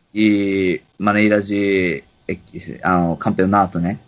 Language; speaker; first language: Portuguese; non-native, learner; Japanese